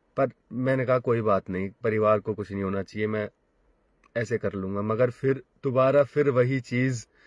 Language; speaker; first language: Hindi; native; Hindi